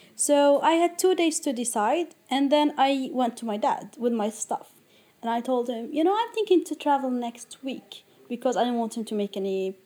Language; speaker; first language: English; non-native, fluent; Arabic